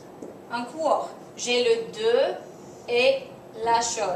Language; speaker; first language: French; non-native, fluent; English